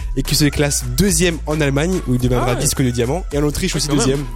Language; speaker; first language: French; native; French